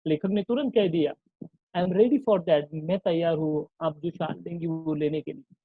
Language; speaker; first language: Hindi; non-native, local second language; Marathi